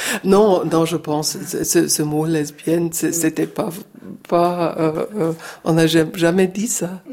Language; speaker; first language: French; non-native, fluent; German